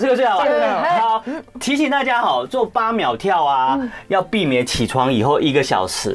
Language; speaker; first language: Chinese; native; Chinese